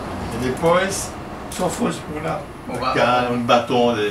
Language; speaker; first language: Spanish; non-native, learner; Portuguese